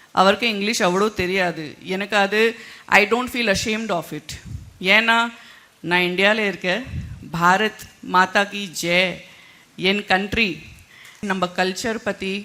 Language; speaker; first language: Tamil; non-native, fluent; Gujarati